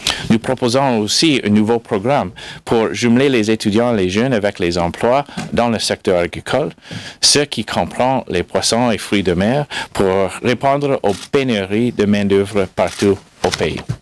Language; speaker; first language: French; non-native, fluent; English